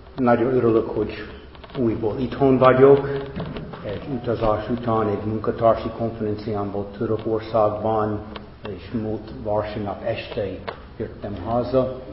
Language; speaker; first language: Hungarian; non-native, fluent; English